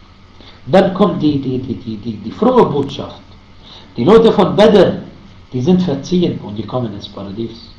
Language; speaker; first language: German; non-native, fluent; Arabic